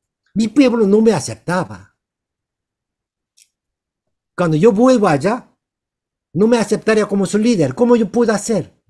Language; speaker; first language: Spanish; non-native, learner; Korean